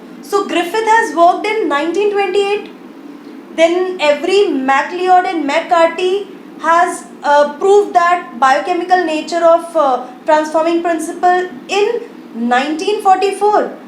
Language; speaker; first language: English; non-native, local second language; Hindi